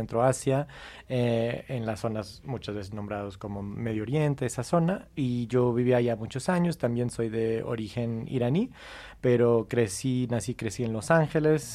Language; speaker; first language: Spanish; non-native, fluent; English